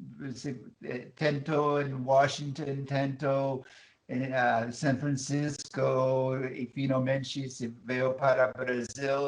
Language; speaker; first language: Portuguese; non-native, fluent; English